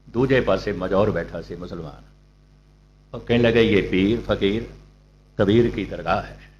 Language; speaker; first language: Urdu; non-native, local second language; Punjabi